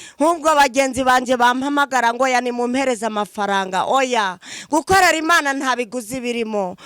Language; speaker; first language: Kinyarwanda; native; Kinyarwanda